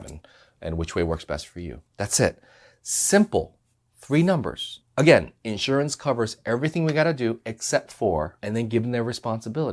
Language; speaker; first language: English; native; English